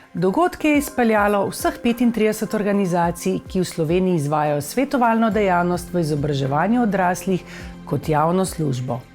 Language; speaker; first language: Slovenian; native; Slovenian